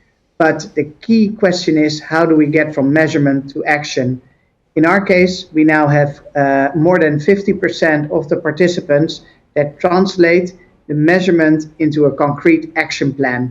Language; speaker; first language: English; non-native, fluent; Dutch